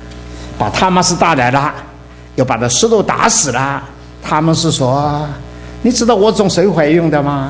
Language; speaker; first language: Chinese; native; Chinese